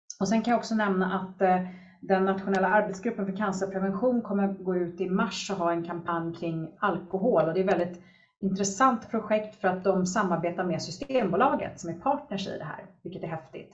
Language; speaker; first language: Swedish; native; Swedish